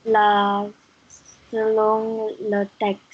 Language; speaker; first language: French; non-native, learner; English